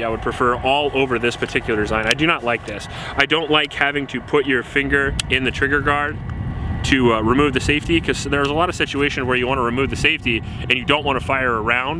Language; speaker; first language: English; native; English